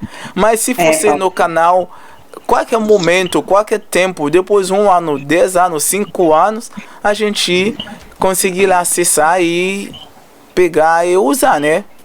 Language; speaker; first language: Portuguese; non-native, learner; Haitian Creole